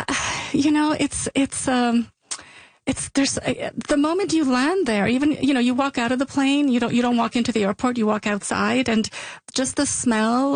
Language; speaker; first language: English; early bilingual, other home language; Sicilian